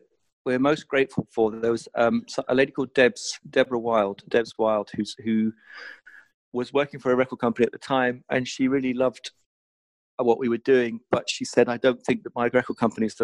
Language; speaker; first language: English; native; English